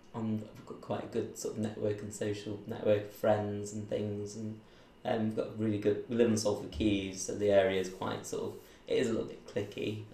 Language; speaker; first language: English; native; English